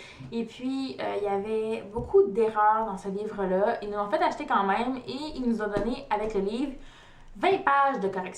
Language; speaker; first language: French; native; French